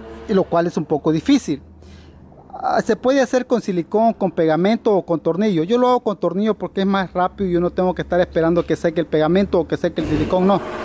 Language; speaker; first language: Spanish; native; Spanish